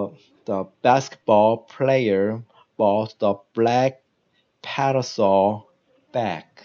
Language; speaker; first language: English; non-native, learner; Korean